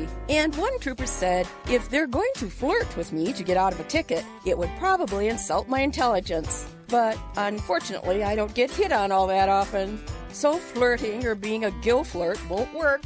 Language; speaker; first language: English; native; English